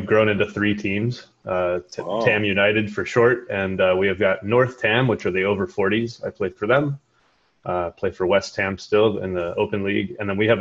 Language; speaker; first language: English; native; English